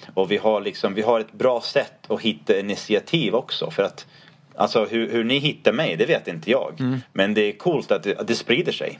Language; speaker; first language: Swedish; non-native, fluent; English